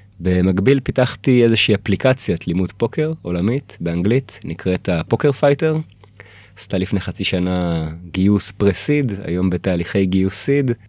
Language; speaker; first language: Hebrew; early bilingual, other home language; Russian